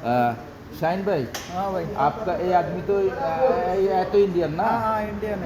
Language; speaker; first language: Hindi; non-native, learner; Bangla